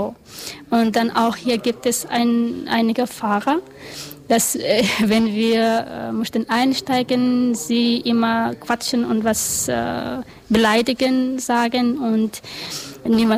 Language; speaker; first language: German; non-native, learner; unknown